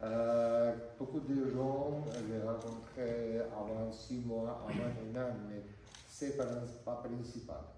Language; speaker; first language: French; non-native, learner; Georgian